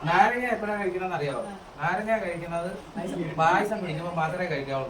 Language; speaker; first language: Malayalam; native; Malayalam